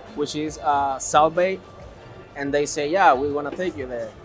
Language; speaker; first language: English; native; English